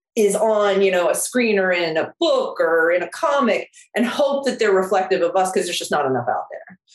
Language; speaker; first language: English; non-native, fluent; Korean